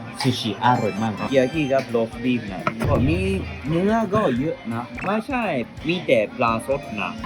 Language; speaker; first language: Thai; non-native, learner; Japanese